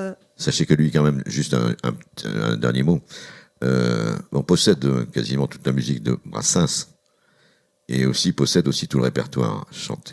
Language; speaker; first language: French; native; French